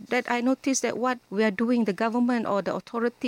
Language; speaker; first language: English; non-native, local second language; Malay